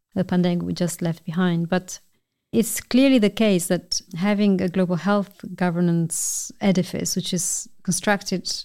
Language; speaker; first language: English; non-native, fluent; Albanian